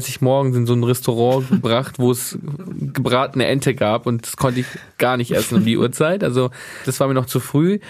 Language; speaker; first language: German; native; German